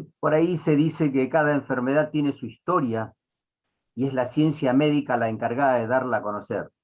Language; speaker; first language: Spanish; native; Spanish